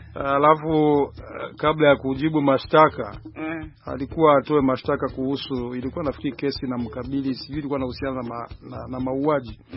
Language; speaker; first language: Swahili; non-native, local second language; Rundi